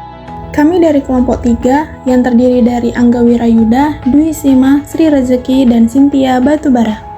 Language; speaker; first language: Indonesian; native; Indonesian